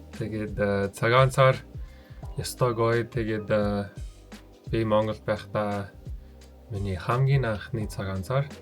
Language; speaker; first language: Mongolian; non-native, learner; English